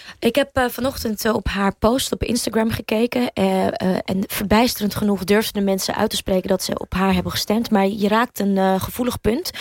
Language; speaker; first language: Dutch; early bilingual, other home language; Russian